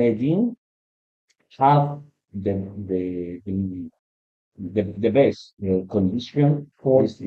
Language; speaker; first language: English; non-native, learner; Spanish